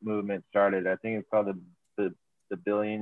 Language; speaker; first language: English; native; English